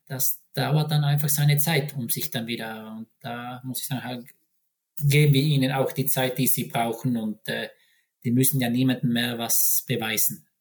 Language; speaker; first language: German; native; German